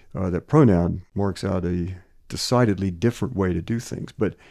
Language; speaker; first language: English; native; English